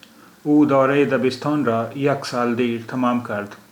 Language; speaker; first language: Persian; non-native, fluent; Urdu